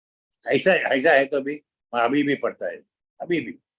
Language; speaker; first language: Hindi; non-native, local second language; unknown